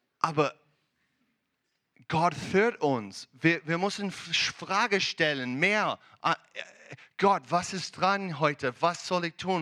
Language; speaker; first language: German; non-native, learner; English